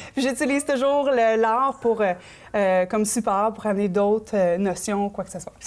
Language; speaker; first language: French; native; French